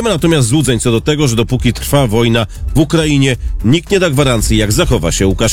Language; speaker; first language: Polish; native; Polish